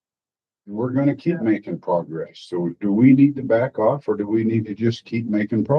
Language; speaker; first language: English; native; English